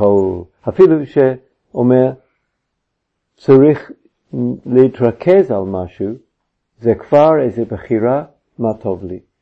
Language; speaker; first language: Hebrew; non-native, fluent; English